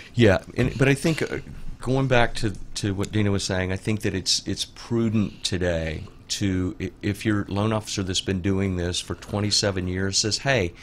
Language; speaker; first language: English; native; English